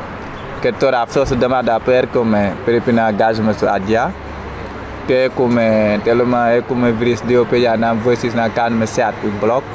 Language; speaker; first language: Greek; non-native, learner; Wolof